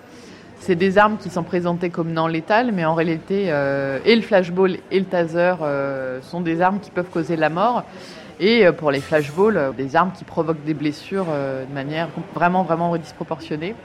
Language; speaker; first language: French; native; French